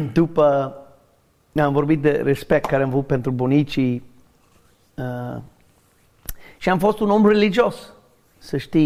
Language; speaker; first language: Romanian; non-native, learner; English